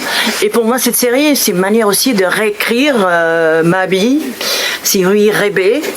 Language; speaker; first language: French; non-native, fluent; Spanish